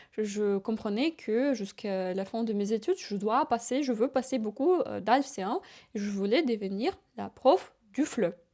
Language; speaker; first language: French; non-native, fluent; Ukrainian